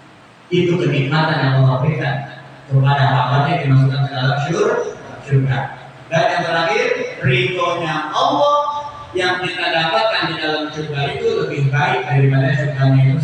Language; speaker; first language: Indonesian; native; Indonesian